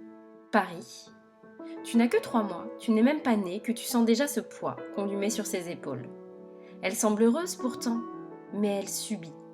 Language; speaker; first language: French; native; French